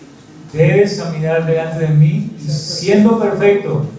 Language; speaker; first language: Spanish; native; Spanish